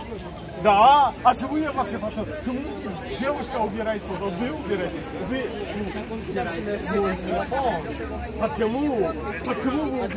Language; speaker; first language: Ukrainian; non-native, local second language; Russian